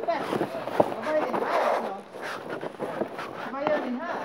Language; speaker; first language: Swedish; native; Swedish